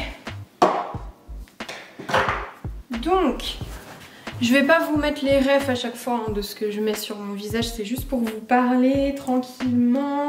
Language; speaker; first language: French; native; French